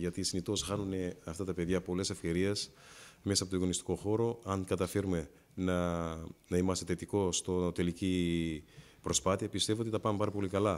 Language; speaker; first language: Greek; non-native, fluent; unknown